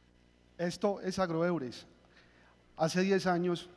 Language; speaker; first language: Spanish; native; Spanish